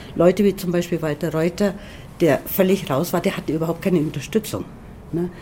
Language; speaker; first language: German; native; German